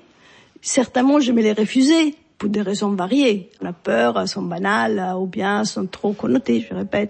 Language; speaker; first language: French; non-native, fluent; Italian